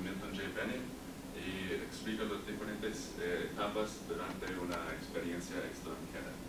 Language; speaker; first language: Spanish; non-native, learner; English